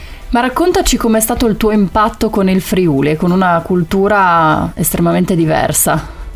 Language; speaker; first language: Italian; native; Italian